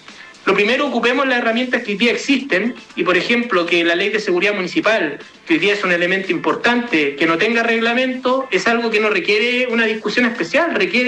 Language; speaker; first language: Spanish; native; Spanish